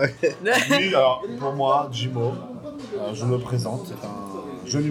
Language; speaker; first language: French; native; French